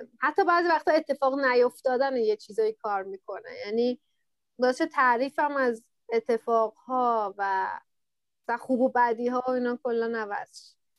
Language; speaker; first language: Persian; native; Persian